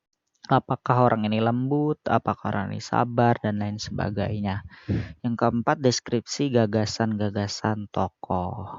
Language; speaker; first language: Indonesian; native; Indonesian